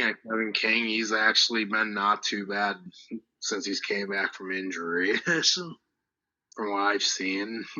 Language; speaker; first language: English; native; English